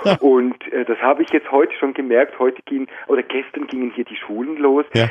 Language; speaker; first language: German; native; German